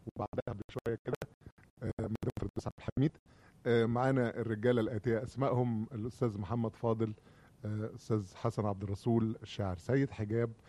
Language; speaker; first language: Egyptian Arabic; native; Egyptian Arabic